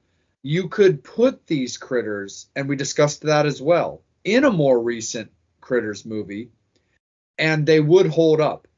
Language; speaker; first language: English; native; English